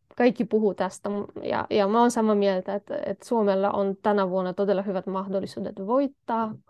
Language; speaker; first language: Finnish; non-native, fluent; Polish